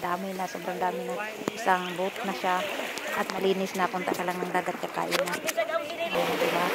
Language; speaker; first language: Filipino; non-native, local second language; Cebuano